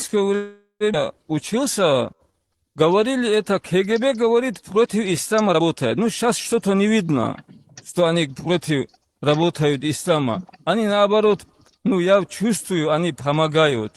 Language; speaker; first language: Russian; non-native, local second language; Chechen